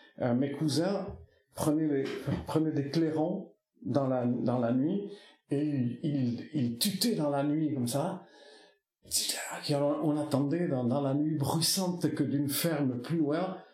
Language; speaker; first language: French; non-native, local second language; Basque